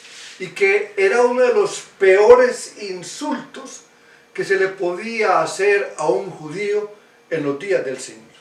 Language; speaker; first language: Spanish; native; Spanish